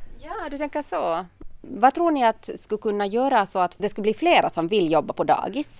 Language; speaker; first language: Swedish; native; Swedish